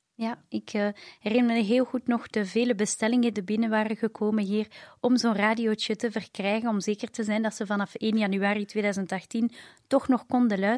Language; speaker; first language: Dutch; native; Dutch